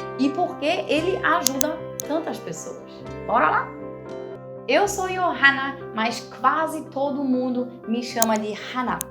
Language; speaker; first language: Portuguese; non-native, fluent; German